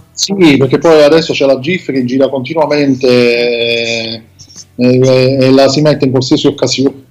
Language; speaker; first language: Italian; native; Italian